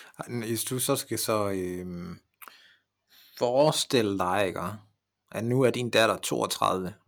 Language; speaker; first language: Danish; early bilingual, other home language; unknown